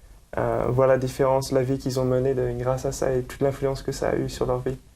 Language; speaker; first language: French; native; French